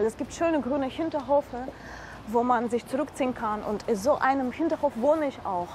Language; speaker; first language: German; non-native, fluent; Russian